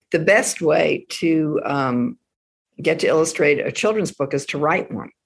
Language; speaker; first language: English; native; English